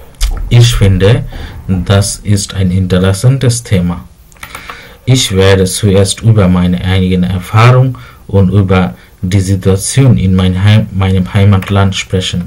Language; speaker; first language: German; non-native, learner; Bangla